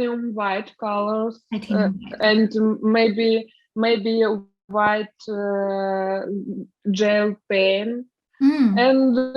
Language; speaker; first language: English; non-native, learner; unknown